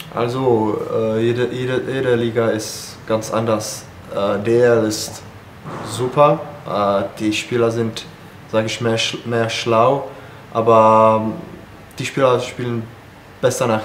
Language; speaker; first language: German; non-native, fluent; Czech